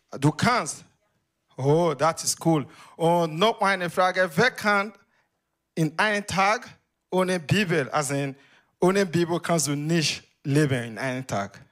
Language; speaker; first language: German; non-native, learner; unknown